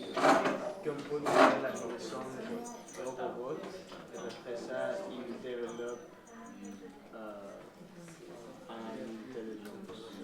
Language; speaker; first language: French; non-native, learner; English